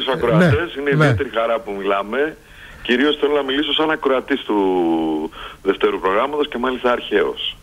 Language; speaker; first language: Greek; native; Greek